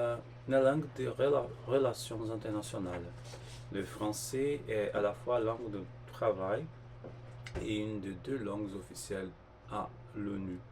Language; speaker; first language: French; non-native, fluent; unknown